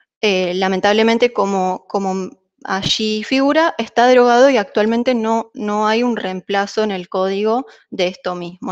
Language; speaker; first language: Spanish; native; Spanish